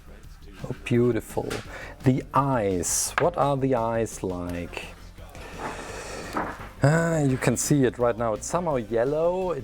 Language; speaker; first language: English; non-native, fluent; German